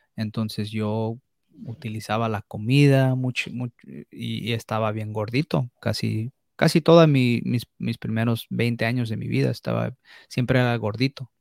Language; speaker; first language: Spanish; early bilingual, heritage; Spanish